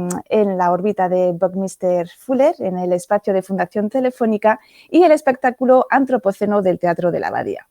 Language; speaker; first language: Spanish; native; Spanish